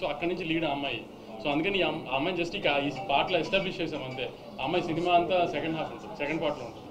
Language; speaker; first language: Telugu; native; Telugu